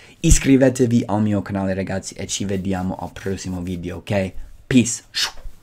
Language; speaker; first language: Italian; native; Italian